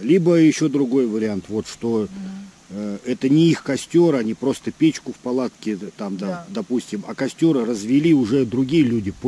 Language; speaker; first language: Russian; native; Russian